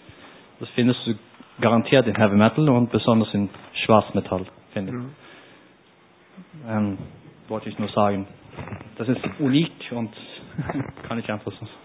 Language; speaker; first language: German; non-native, learner; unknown